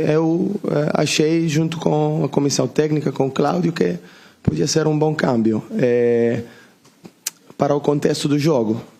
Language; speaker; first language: Portuguese; non-native, learner; Italian